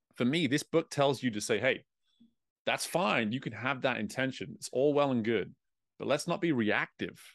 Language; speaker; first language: English; native; English